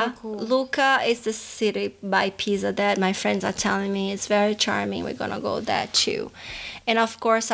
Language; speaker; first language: English; non-native, fluent; Portuguese